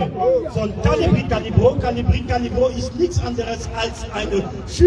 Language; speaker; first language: German; non-native, fluent; French